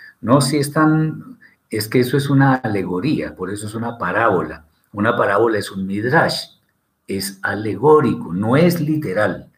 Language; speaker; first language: Spanish; native; Spanish